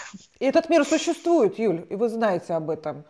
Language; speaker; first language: Russian; native; Russian